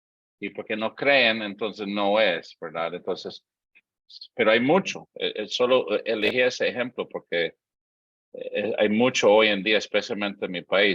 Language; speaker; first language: Spanish; non-native, fluent; English